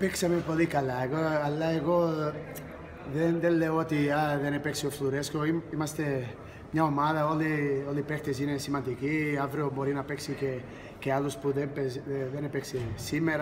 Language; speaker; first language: Greek; non-native, fluent; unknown